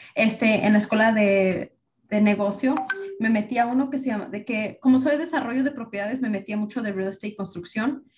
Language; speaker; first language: Spanish; early bilingual, heritage; Spanish